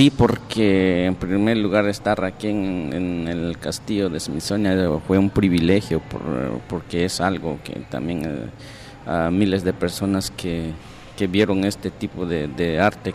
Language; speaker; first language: Spanish; non-native, local second language; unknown